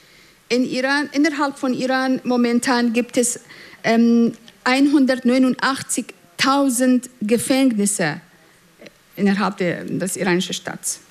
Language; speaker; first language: German; non-native, fluent; Central Kurdish